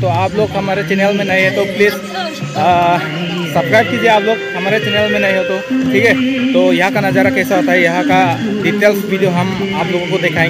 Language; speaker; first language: Hindi; non-native, local second language; Karbi